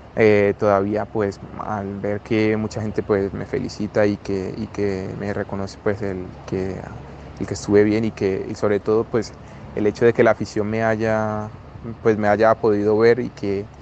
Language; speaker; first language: Spanish; native; Spanish